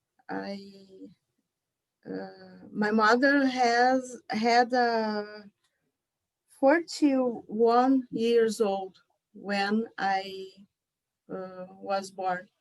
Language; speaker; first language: English; non-native, learner; Portuguese